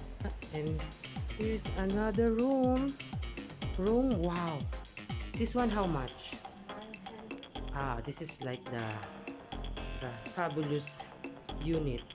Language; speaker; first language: English; non-native, local second language; Filipino